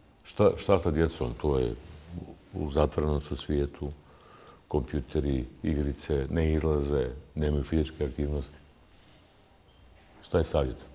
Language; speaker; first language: Serbian; native; Serbian